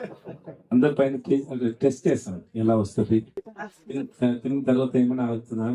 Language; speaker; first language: Telugu; non-native, learner; Tamil